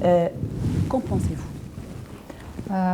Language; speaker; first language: French; non-native, local second language; Arabic